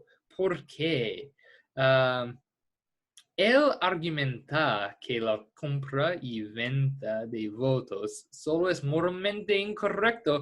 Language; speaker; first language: Spanish; non-native, fluent; English